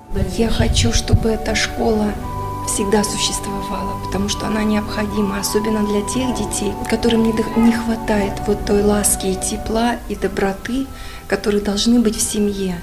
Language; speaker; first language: Russian; native; Russian